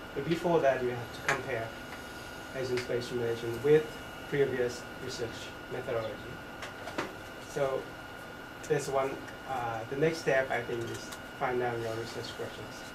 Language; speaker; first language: English; non-native, fluent; Japanese